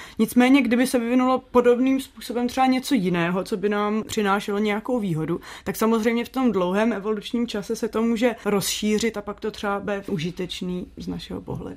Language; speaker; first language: Czech; native; Czech